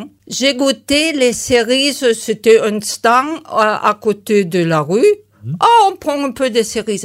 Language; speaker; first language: French; non-native, learner; German